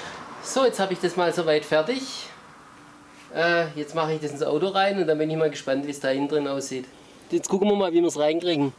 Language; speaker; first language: German; native; German